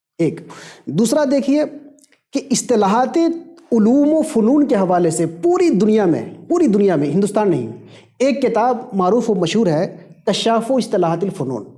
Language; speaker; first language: Urdu; native; Urdu